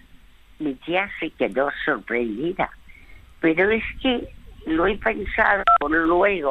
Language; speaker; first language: Spanish; early bilingual, other home language; French